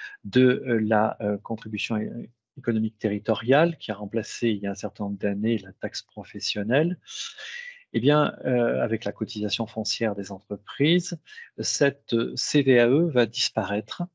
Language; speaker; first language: French; native; French